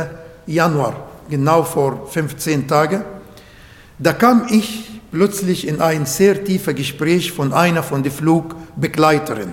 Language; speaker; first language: German; non-native, learner; Arabic